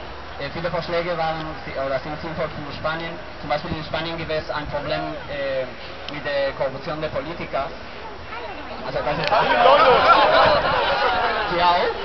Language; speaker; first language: German; non-native, learner; Spanish